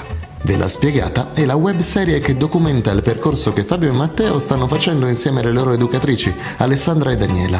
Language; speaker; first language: Italian; native; Italian